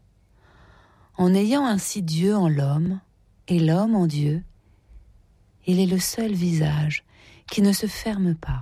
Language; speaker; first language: French; native; French